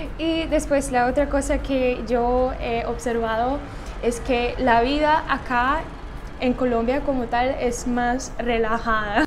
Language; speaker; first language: Spanish; non-native, fluent; Russian